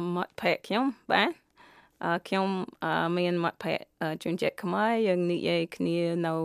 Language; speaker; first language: Khmer; non-native, learner; English